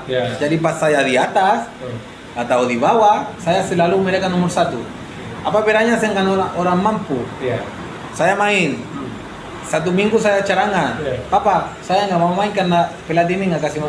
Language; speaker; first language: Indonesian; non-native, fluent; Spanish